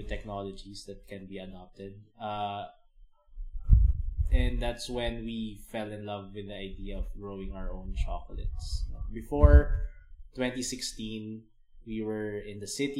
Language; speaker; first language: English; non-native, local second language; Filipino